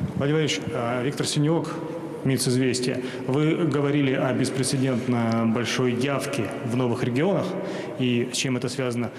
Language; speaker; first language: Russian; native; Russian